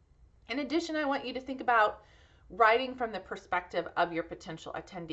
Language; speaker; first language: English; native; English